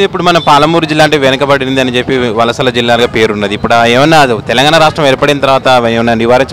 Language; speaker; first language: Telugu; native; Telugu